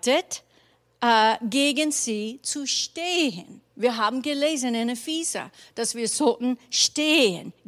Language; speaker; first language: German; non-native, fluent; English